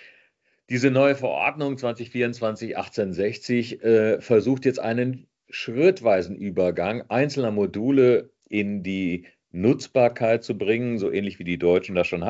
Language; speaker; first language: German; native; German